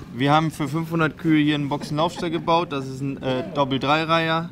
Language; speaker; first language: German; native; German